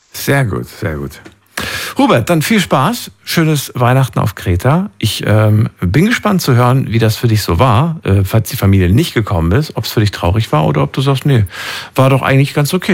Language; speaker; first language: German; native; German